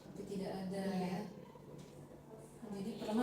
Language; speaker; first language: Indonesian; native; Indonesian